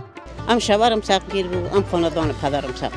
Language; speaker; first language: Persian; native; Persian